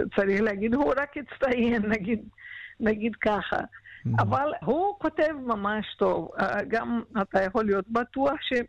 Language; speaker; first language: Hebrew; non-native, fluent; Portuguese